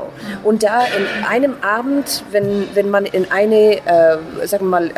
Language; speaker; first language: German; non-native, fluent; Persian